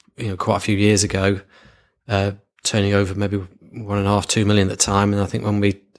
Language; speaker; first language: English; native; English